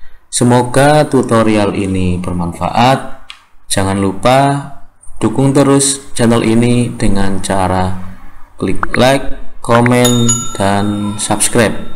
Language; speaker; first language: Indonesian; native; Indonesian